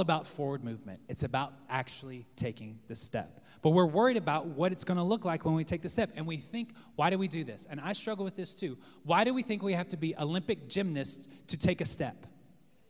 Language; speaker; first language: English; native; English